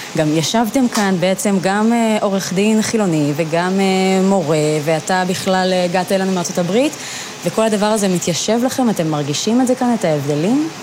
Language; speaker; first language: Hebrew; native; Hebrew